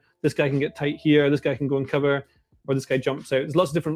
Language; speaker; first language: English; native; English